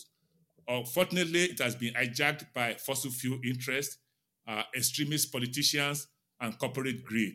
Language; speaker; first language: English; non-native, local second language; Yoruba